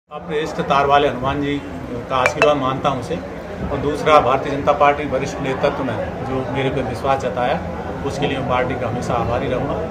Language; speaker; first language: Hindi; native; Hindi